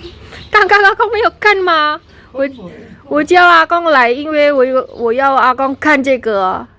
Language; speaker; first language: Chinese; non-native, fluent; Javanese